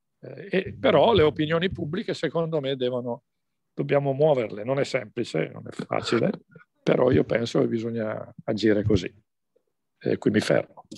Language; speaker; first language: Italian; native; Italian